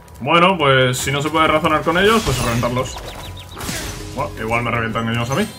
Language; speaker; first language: Spanish; native; Spanish